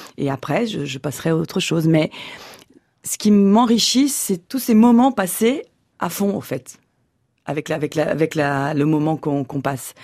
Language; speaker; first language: French; early bilingual, other home language; Portuguese